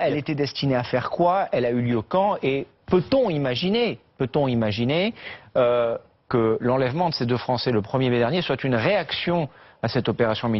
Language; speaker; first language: French; native; French